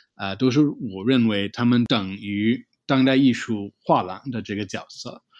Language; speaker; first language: Chinese; non-native, fluent; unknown